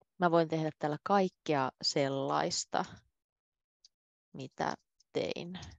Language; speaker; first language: Finnish; native; Finnish